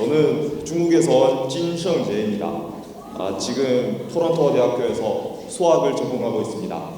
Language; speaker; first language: Korean; non-native, fluent; Chinese